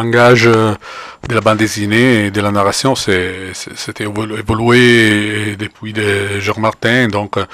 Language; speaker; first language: French; non-native, fluent; Italian